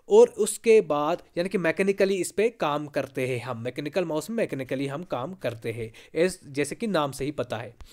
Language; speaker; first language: Hindi; non-native, local second language; Kashmiri